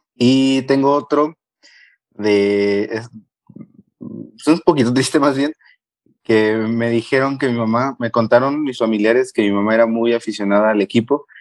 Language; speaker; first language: Spanish; native; Spanish